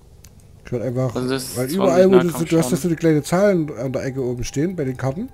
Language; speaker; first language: German; native; German